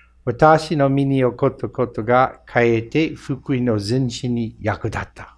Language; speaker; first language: Japanese; non-native, fluent; English